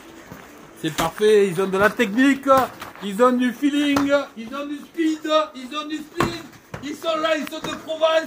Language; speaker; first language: French; native; French